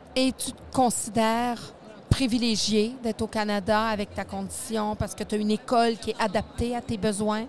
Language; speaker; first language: French; native; French